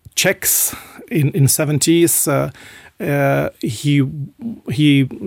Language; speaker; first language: English; non-native, fluent; Czech